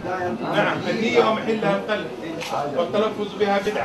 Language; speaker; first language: Arabic; native; Arabic